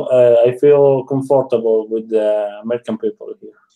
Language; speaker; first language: English; non-native, learner; Spanish